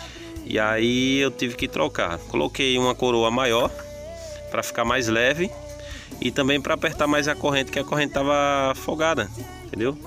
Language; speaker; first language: Portuguese; native; Portuguese